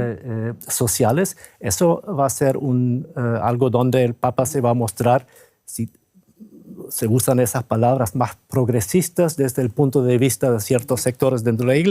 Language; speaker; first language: Spanish; non-native, fluent; German